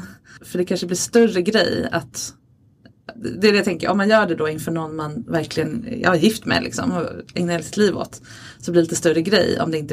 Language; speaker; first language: Swedish; native; Swedish